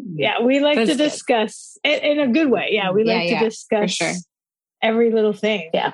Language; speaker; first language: English; non-native, fluent; Spanish